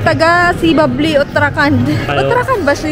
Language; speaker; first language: Filipino; native; Filipino